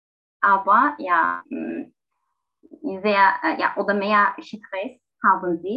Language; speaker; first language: German; non-native, learner; Turkish